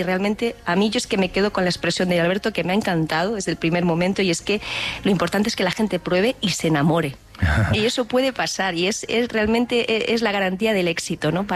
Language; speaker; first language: Spanish; native; Spanish